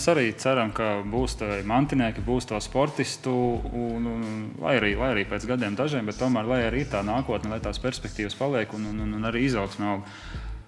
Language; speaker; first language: Latvian; native; Latvian